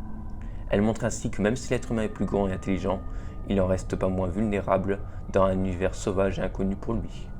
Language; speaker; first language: French; native; French